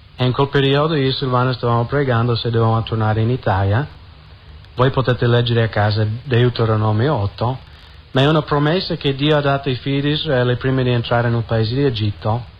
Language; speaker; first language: Italian; non-native, fluent; English